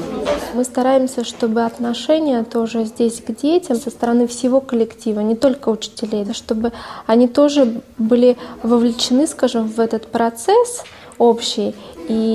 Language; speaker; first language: Russian; native; Russian